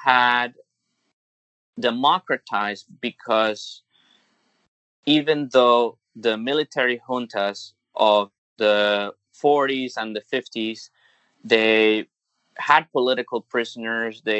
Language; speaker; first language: English; non-native, fluent; Spanish